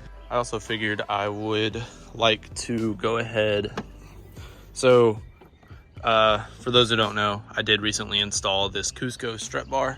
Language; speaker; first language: English; native; English